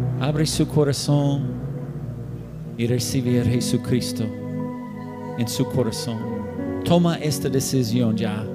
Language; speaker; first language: Spanish; non-native, learner; English